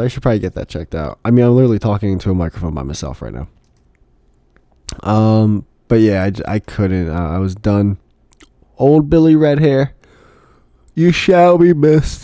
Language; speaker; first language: English; native; English